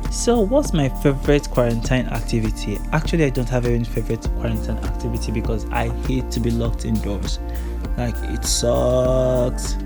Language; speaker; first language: English; non-native, local second language; Yoruba